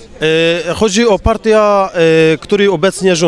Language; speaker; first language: Polish; non-native, fluent; Kurdish